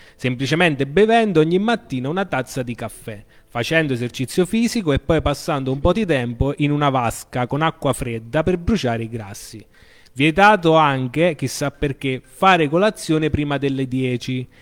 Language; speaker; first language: Italian; native; Italian